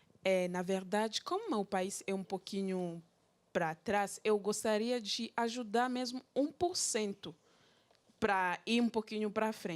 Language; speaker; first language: Portuguese; non-native, fluent; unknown